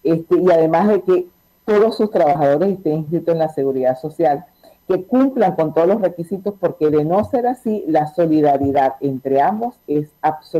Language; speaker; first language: Spanish; native; Spanish